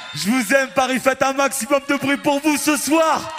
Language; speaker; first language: French; native; French